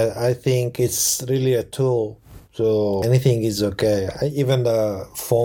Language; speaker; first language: English; non-native, learner; Italian